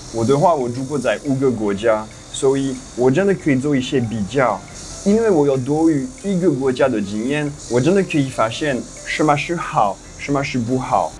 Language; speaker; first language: Chinese; non-native, fluent; French